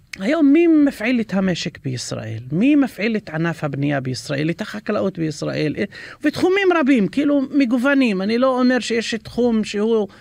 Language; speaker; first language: Hebrew; non-native, local second language; Arabic